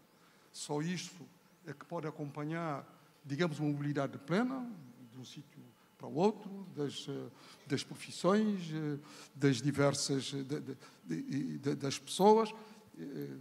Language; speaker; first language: Portuguese; non-native, local second language; Kabuverdianu